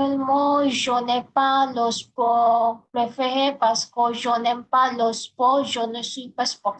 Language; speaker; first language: French; non-native, learner; Bangla